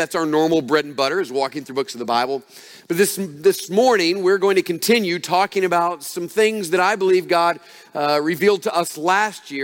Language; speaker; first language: English; native; English